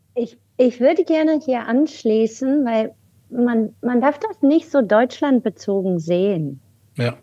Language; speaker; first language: German; non-native, fluent; Bulgarian